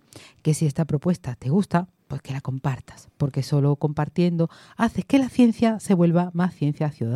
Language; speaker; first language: Spanish; native; Spanish